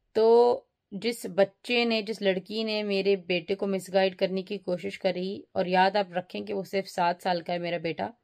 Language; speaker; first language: Urdu; early bilingual, heritage; Urdu